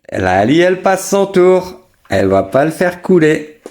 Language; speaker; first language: French; native; French